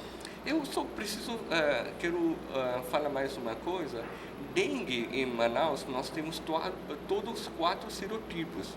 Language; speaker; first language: Portuguese; non-native, learner; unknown